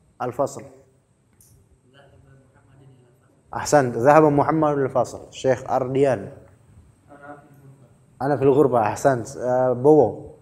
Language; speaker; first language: Arabic; non-native, fluent; Indonesian